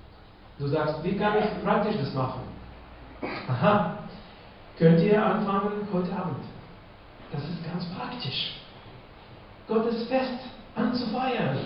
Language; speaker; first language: German; non-native, fluent; Russian